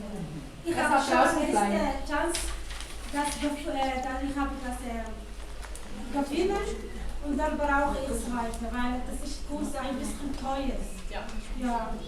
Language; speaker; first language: German; non-native, learner; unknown